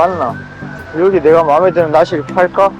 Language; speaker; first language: Korean; native; Korean